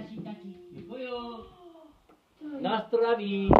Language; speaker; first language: Czech; non-native, learner; English